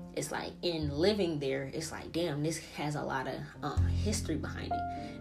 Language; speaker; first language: English; early bilingual, other home language; Italian